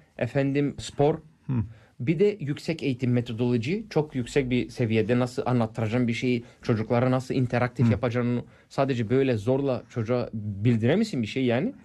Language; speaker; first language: Turkish; non-native, fluent; English